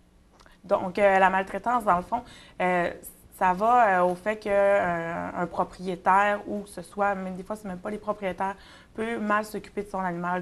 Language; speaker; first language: French; native; French